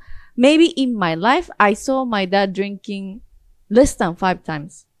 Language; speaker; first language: English; non-native, fluent; Japanese